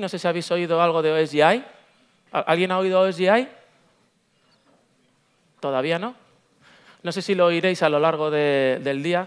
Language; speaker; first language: Spanish; native; Spanish